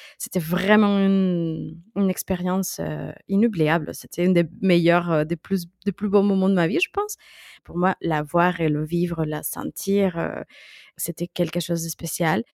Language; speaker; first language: French; non-native, fluent; Spanish